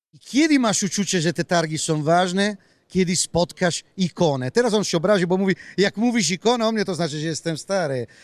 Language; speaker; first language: Polish; non-native, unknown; Italian